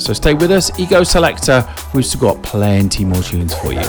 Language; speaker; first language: English; native; English